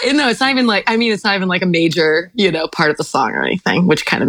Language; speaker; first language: English; native; English